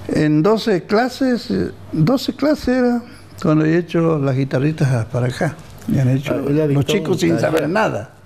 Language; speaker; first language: Spanish; native; Spanish